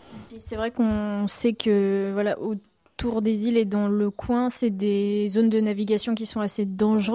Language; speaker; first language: French; native; French